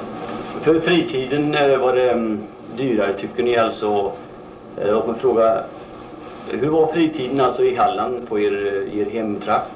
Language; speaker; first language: Swedish; native; Swedish